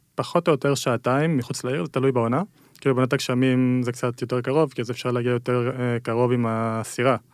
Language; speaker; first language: Hebrew; early bilingual, other home language; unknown